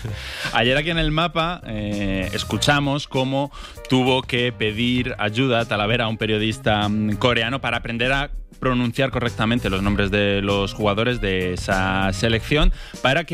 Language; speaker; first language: Spanish; native; Spanish